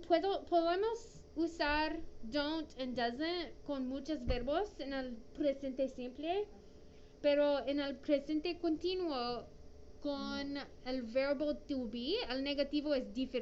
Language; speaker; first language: Spanish; non-native, fluent; English